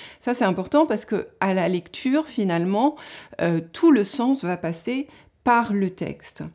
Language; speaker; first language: French; native; French